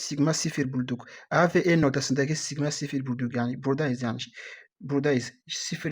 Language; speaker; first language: Turkish; non-native, learner; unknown